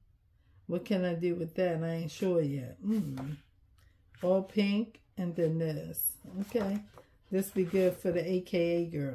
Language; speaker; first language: English; native; English